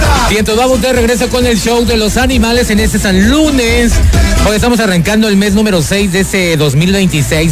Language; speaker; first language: Spanish; native; Spanish